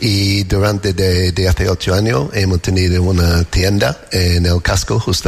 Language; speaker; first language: Spanish; non-native, learner; English